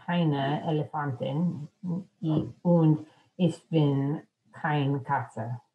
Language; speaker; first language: German; non-native, learner; English